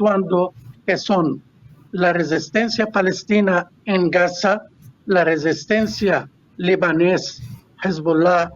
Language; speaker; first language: Spanish; non-native, fluent; Arabic